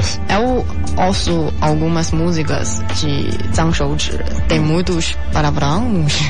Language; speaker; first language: Portuguese; non-native, fluent; Chinese